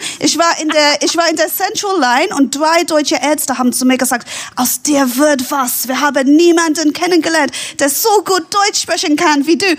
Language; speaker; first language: German; non-native, fluent; English